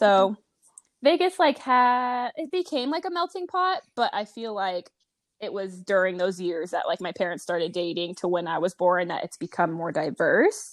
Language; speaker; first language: English; native; English